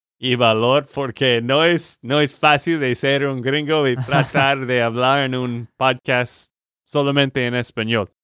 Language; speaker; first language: Spanish; non-native, fluent; English